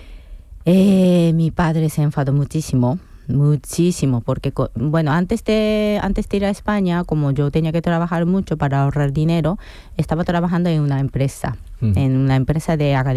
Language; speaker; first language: Spanish; non-native, fluent; Japanese